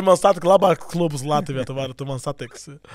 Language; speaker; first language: Latvian; non-native, learner; Portuguese